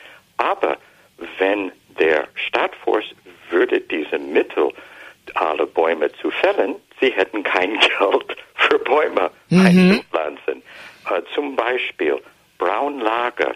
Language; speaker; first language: German; non-native, fluent; English